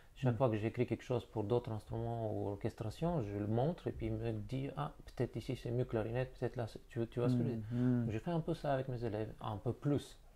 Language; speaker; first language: French; non-native, fluent; Bulgarian